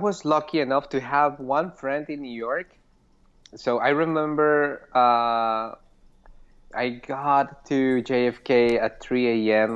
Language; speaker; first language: English; non-native, fluent; Spanish